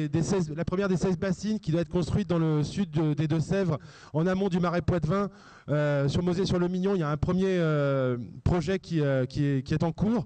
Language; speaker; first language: French; native; French